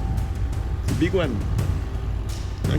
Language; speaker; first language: French; native; French